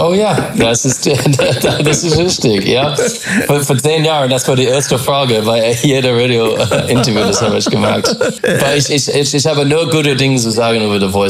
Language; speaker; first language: German; non-native, learner; English